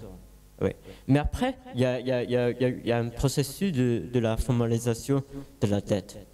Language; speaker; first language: French; non-native, learner; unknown